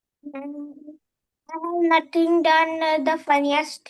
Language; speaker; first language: English; non-native, fluent; Hindi